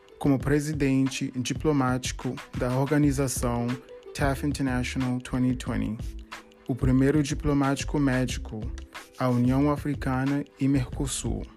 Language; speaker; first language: Portuguese; non-native, learner; English